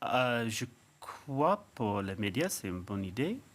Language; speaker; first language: French; non-native, fluent; English